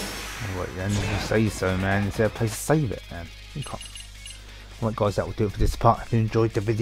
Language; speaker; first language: English; native; English